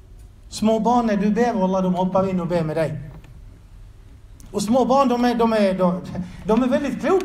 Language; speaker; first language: Swedish; non-native, fluent; Arabic